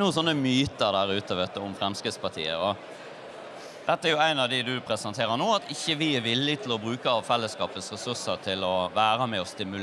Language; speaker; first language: Norwegian; native; Norwegian